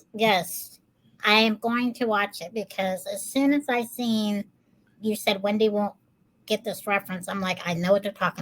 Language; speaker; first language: English; native; English